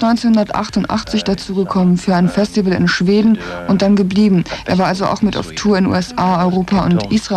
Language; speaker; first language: German; native; German